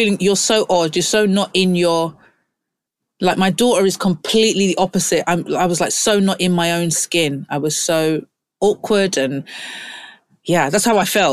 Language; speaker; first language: English; native; English